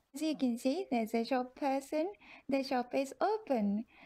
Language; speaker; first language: English; non-native, fluent; Japanese